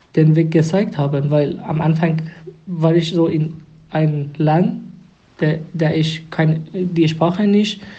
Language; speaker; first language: German; non-native, fluent; Persian